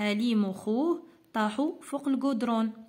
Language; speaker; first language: Arabic; native; Arabic